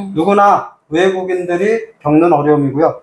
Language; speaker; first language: Korean; native; Korean